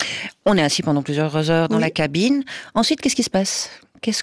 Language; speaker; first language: French; native; French